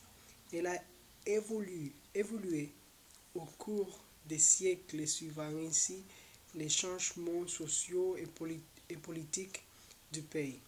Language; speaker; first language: French; non-native, learner; Spanish